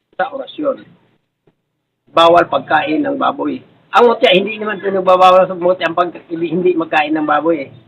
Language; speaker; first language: Filipino; non-native, local second language; Cebuano